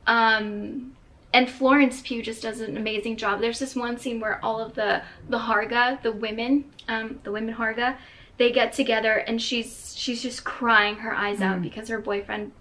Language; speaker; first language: English; native; English